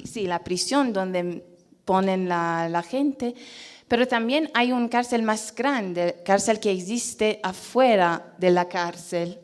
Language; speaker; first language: Spanish; non-native, fluent; Persian